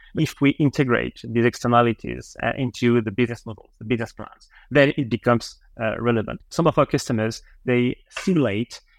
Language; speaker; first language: English; non-native, fluent; French